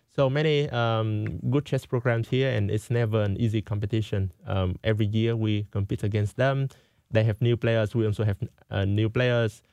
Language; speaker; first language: English; non-native, fluent; Vietnamese